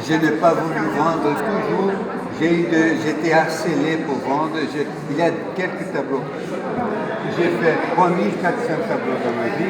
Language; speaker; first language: French; non-native, fluent; Portuguese